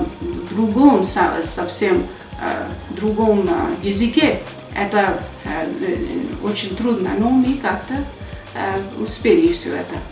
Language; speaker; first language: Russian; non-native, fluent; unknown